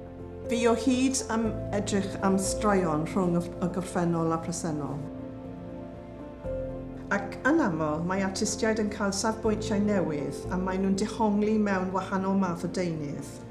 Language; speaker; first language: Welsh; non-native, learner; English